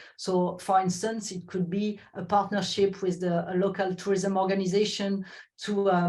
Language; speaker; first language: English; non-native, fluent; French